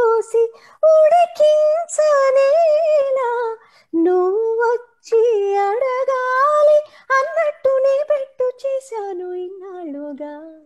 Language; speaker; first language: Telugu; native; Telugu